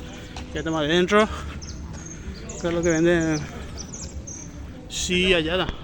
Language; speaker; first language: Spanish; native; Spanish